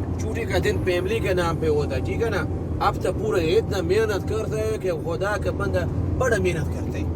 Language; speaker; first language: Urdu; non-native, local second language; Pashto